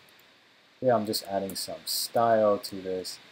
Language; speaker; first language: English; native; English